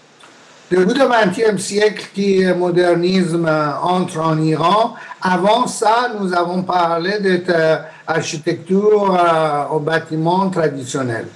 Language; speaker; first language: French; non-native, learner; Persian